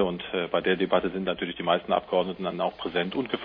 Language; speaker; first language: German; native; German